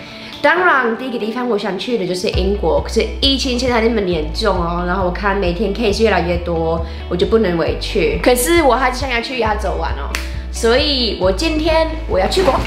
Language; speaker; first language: Chinese; non-native, fluent; English